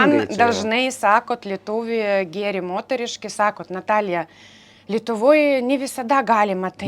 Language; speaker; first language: Lithuanian; non-native, learner; Ukrainian